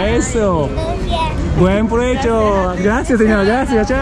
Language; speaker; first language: Spanish; non-native, learner; Japanese